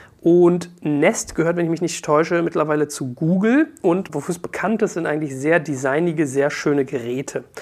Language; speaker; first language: German; native; German